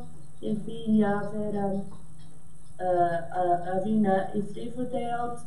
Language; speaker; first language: Icelandic; non-native, learner; Portuguese